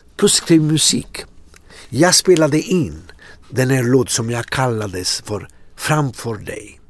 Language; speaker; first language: Swedish; non-native, fluent; Italian